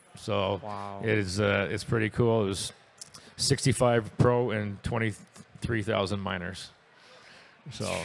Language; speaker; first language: English; native; English